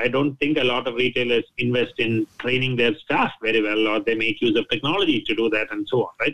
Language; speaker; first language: English; non-native, local second language; Malayalam